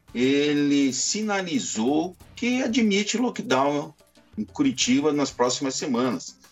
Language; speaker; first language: Portuguese; native; Portuguese